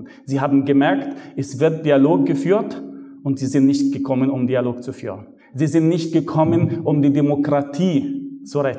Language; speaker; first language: German; non-native, fluent; Arabic